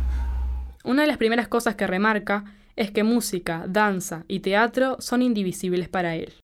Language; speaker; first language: Spanish; native; Spanish